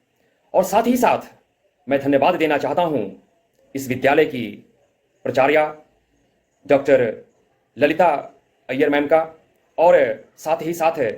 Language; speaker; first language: Hindi; native; Hindi